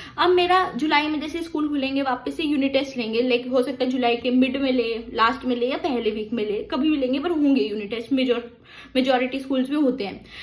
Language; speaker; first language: Hindi; native; Hindi